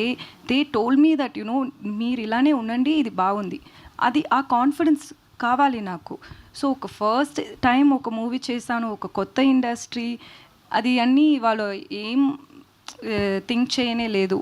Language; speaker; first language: Telugu; non-native, learner; Tamil